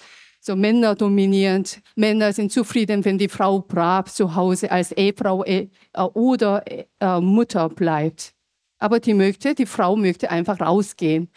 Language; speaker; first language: German; non-native, fluent; Korean